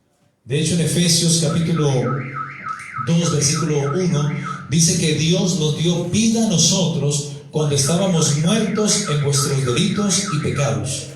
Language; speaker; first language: Spanish; native; Spanish